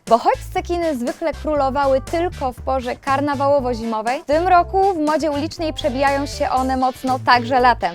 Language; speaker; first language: Polish; native; Polish